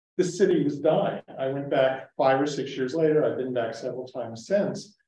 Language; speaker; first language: English; native; English